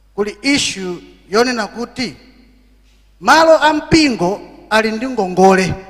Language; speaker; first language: Nyanja; native; Nyanja